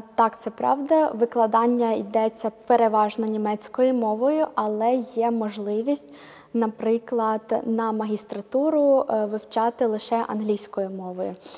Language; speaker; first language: Ukrainian; native; Ukrainian